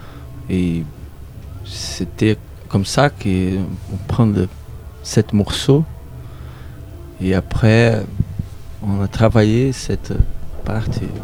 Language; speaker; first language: French; non-native, learner; Portuguese